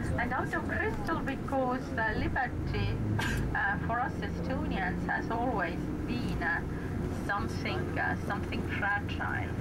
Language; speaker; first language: English; non-native, fluent; Estonian